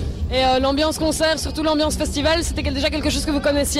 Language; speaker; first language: French; native; French